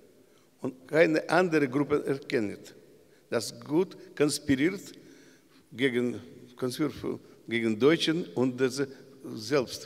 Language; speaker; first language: German; non-native, learner; Russian